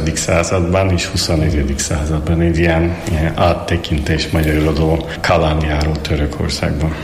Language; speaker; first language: Hungarian; non-native, fluent; Turkish